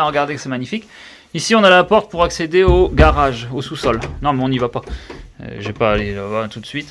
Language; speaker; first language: French; native; French